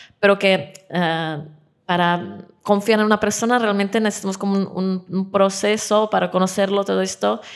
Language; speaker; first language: Spanish; non-native, fluent; Czech